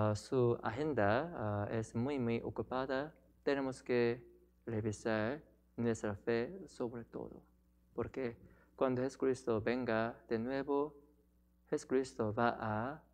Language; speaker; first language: Spanish; non-native, learner; Korean